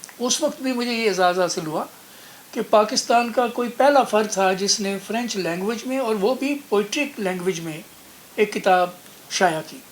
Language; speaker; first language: Urdu; non-native, local second language; Punjabi